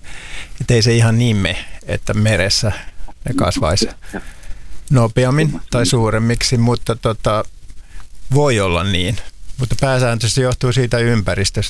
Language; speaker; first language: Finnish; native; Finnish